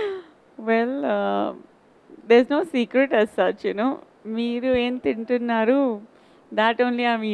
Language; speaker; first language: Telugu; non-native, learner; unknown